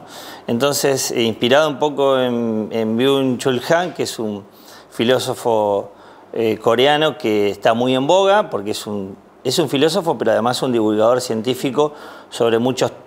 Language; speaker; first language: Spanish; native; Spanish